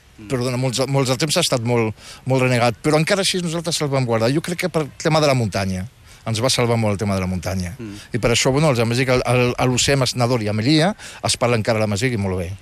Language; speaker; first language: Catalan; non-native, fluent; Riffian